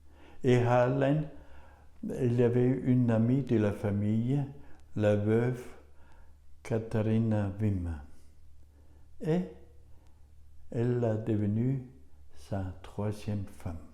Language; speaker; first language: French; non-native, learner; German